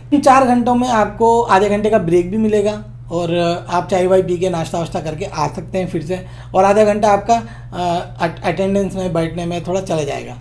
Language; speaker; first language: Hindi; non-native, local second language; Urdu